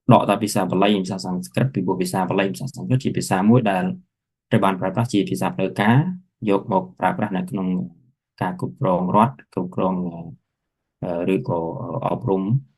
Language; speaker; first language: Khmer; non-native, local second language; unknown